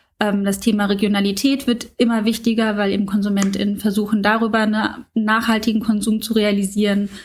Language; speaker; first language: German; native; German